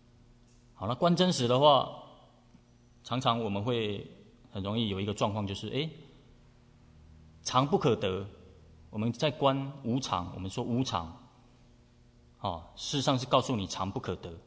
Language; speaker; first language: Chinese; native; Chinese